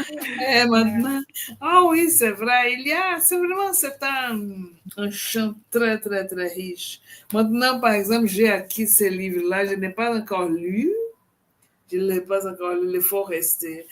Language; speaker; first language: French; non-native, fluent; Portuguese